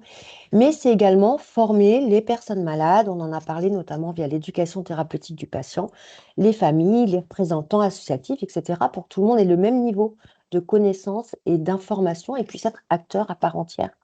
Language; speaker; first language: French; native; French